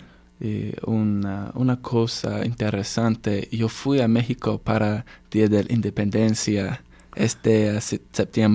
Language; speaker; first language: Spanish; non-native, learner; English